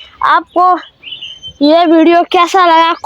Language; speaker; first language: Hindi; non-native, local second language; Maithili